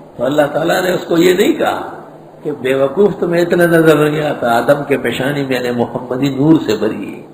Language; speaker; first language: Urdu; non-native, local second language; Pashto